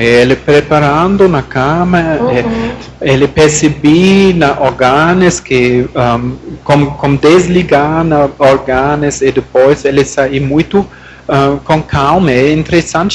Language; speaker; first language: Portuguese; non-native, learner; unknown